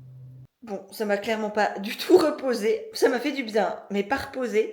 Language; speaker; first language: French; native; French